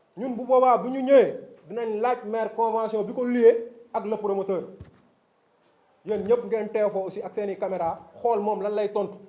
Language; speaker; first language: Wolof; native; Wolof